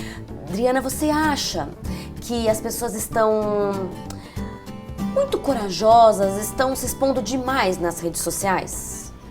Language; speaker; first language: Portuguese; native; Portuguese